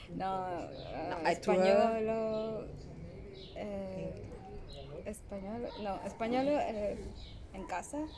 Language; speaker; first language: Italian; non-native, learner; Spanish